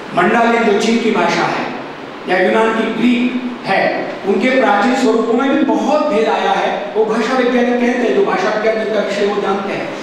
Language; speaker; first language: Hindi; non-native, local second language; Gujarati